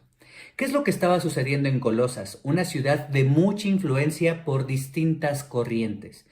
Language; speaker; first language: Spanish; native; Spanish